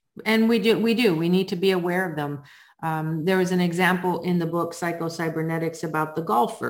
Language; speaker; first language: English; native; English